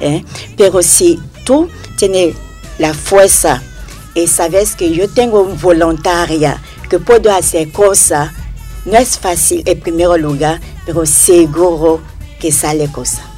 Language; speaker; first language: Spanish; non-native, learner; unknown